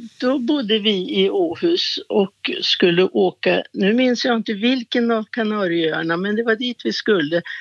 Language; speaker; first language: Swedish; native; Swedish